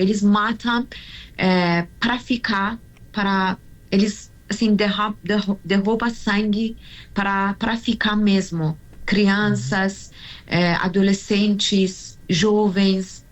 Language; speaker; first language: Portuguese; non-native, learner; Persian